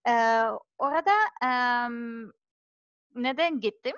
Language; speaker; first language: Turkish; non-native, learner; Serbian